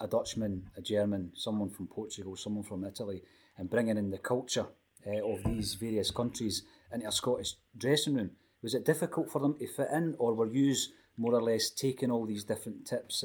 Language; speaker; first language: English; native; English